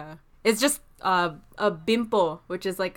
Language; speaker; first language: English; non-native, local second language; Filipino